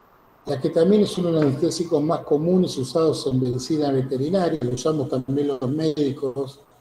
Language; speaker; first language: Spanish; native; Spanish